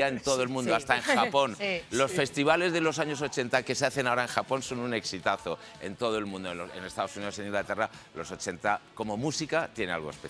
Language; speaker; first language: Spanish; native; Spanish